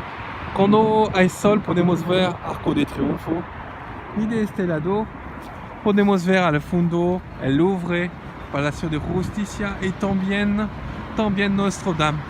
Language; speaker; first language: Spanish; non-native, learner; French